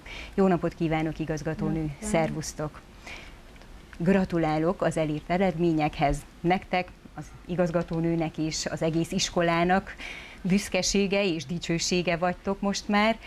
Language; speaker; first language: Hungarian; native; Hungarian